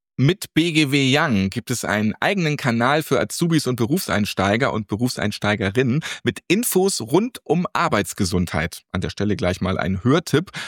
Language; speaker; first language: German; native; German